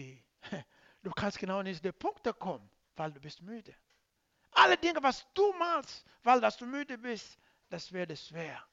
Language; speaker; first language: German; non-native, learner; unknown